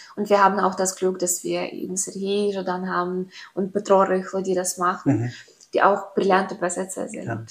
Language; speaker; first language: German; non-native, fluent; Ukrainian